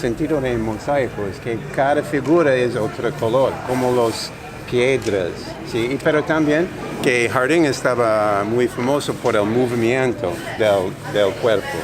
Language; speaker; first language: Spanish; non-native, fluent; English